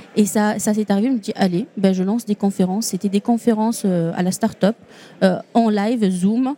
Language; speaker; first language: French; non-native, local second language; Arabic